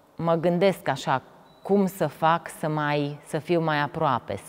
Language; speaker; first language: Romanian; native; Romanian